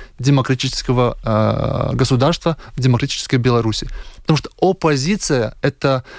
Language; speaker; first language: Russian; non-native, local second language; Latvian